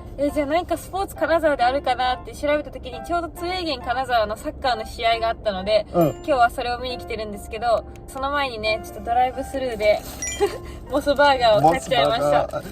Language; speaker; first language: Japanese; native; Japanese